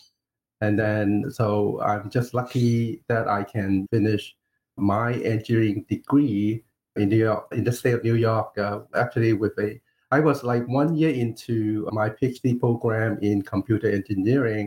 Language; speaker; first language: English; non-native, local second language; Cantonese